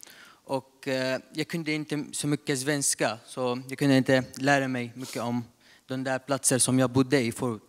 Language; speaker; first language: Swedish; non-native, learner; Arabic